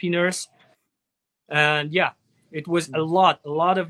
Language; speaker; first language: English; non-native, learner; Russian